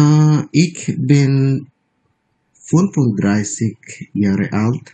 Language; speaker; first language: German; non-native, learner; Bangla